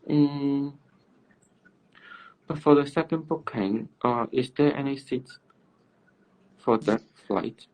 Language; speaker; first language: English; non-native, learner; Cantonese